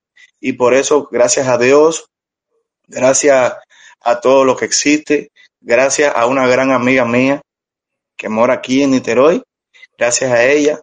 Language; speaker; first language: Portuguese; non-native, learner; Spanish